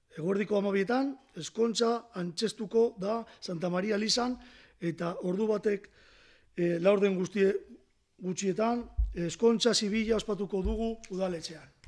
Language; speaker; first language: Basque; native; Basque